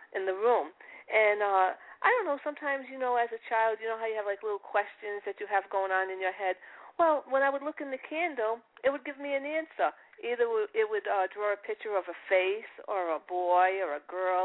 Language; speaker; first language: English; early bilingual, other home language; Italian